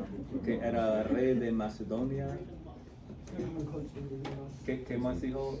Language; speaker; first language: Spanish; non-native, fluent; English